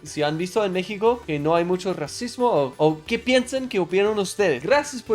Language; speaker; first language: Spanish; non-native, fluent; English